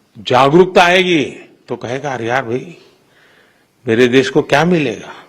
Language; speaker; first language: Hindi; non-native, local second language; Gujarati